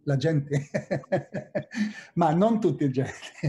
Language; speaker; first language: Italian; non-native, fluent; Hebrew